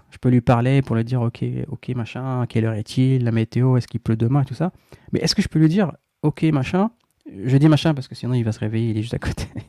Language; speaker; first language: French; non-native, local second language; Arabic